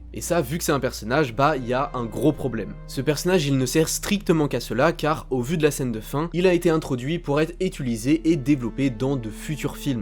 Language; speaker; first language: French; native; French